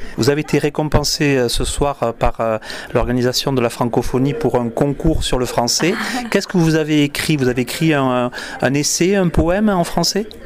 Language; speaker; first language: French; native; French